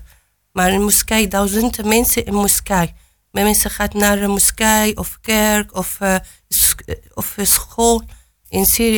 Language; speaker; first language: Dutch; non-native, learner; Arabic